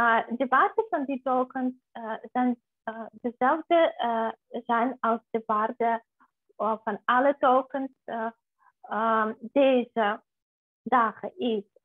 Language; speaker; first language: Dutch; non-native, fluent; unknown